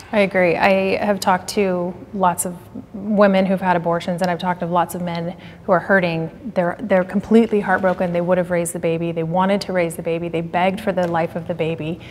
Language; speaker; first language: English; native; English